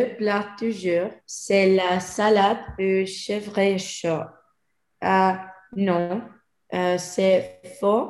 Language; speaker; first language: French; non-native, learner; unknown